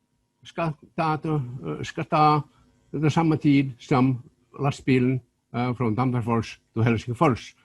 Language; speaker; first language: Swedish; non-native, local second language; Finnish